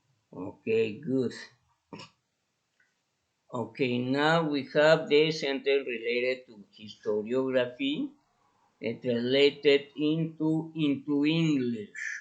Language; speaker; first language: English; non-native, fluent; Spanish